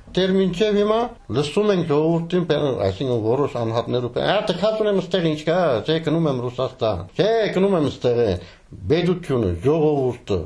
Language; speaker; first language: Armenian; early bilingual, heritage; Armenian